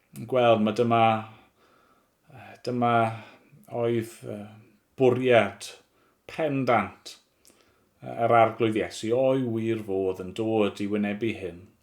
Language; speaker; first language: Welsh; native; Welsh